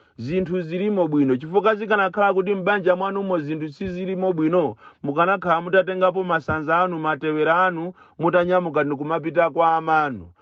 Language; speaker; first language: Nyanja; native; Nyanja